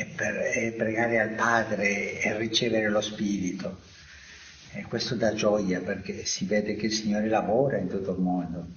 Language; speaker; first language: Italian; non-native, fluent; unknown